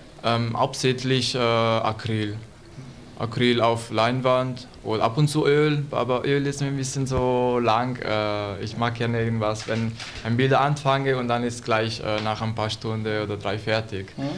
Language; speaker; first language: German; non-native, learner; Italian